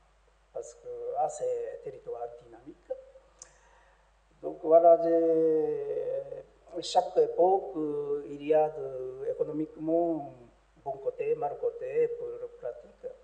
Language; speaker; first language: French; non-native, learner; Japanese